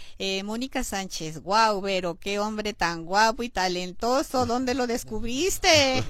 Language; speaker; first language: Spanish; native; Spanish